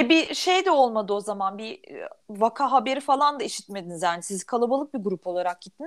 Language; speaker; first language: Turkish; native; Turkish